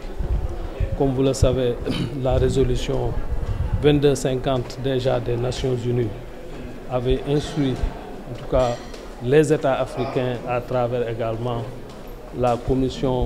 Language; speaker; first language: French; non-native, local second language; Wolof